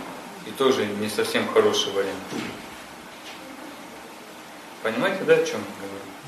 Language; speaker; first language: Russian; native; Russian